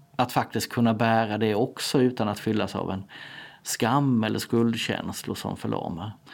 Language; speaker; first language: Swedish; native; Swedish